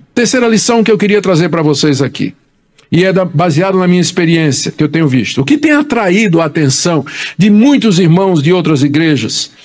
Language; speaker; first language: Portuguese; native; Portuguese